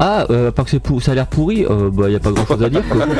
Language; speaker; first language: French; native; French